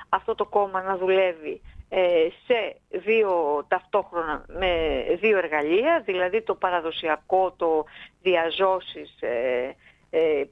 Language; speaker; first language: Greek; native; Greek